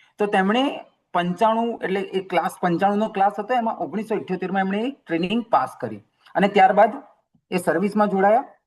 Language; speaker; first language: Gujarati; native; Gujarati